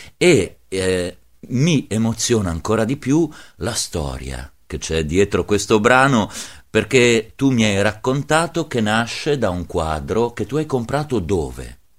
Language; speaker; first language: Italian; native; Italian